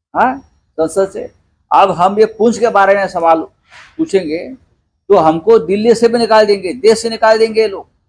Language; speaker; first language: Hindi; non-native, local second language; Marathi